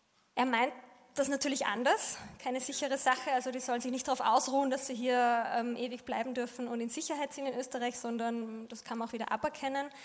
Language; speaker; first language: German; native; German